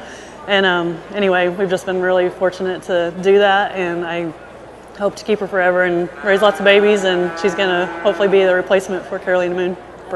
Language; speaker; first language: English; native; English